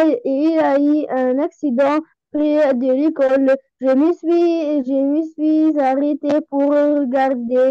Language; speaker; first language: French; non-native, learner; Arabic